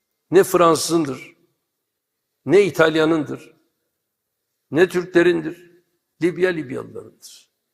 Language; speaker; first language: Turkish; native; Turkish